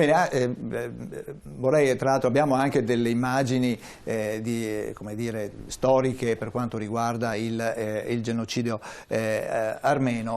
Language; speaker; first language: Italian; native; Italian